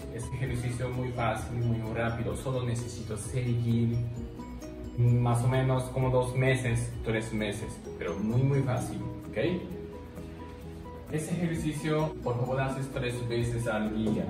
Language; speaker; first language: Spanish; non-native, learner; Japanese